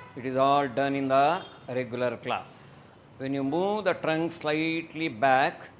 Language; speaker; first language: English; non-native, local second language; Kannada